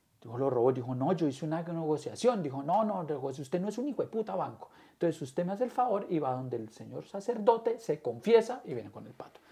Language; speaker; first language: Spanish; native; Spanish